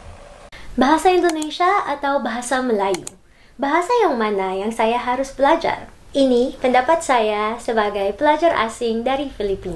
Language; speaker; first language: Indonesian; non-native, fluent; Filipino